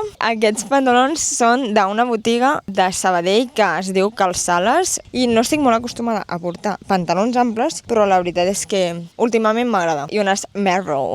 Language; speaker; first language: Catalan; native; Catalan